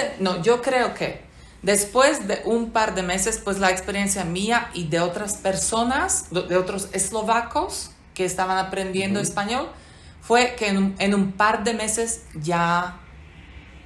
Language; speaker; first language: Spanish; non-native, fluent; Slovak